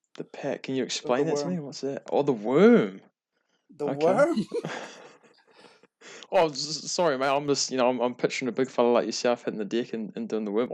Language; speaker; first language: English; native; English